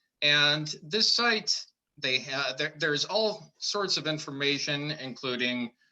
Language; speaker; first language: English; native; English